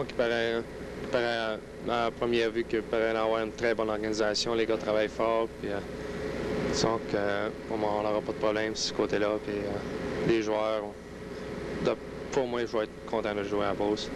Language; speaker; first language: French; native; French